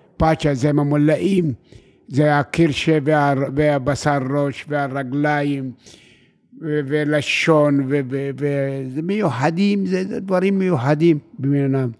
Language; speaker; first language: Hebrew; non-native, fluent; Arabic